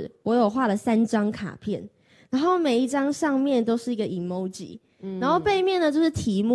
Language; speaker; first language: Chinese; native; Chinese